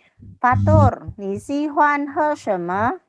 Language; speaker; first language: Chinese; non-native, fluent; Indonesian